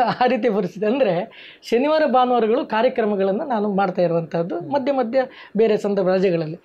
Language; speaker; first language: Kannada; native; Kannada